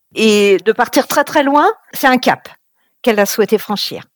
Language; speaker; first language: French; native; French